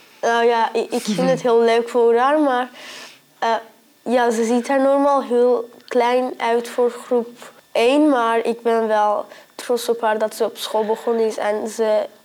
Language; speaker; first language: Dutch; early bilingual, other home language; Turkish